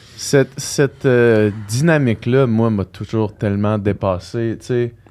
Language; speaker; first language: French; native; French